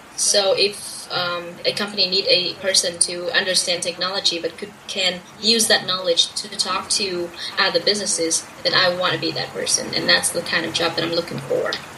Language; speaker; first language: English; non-native, fluent; Vietnamese